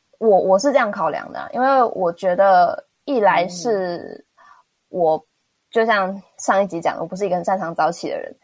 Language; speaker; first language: Chinese; native; Chinese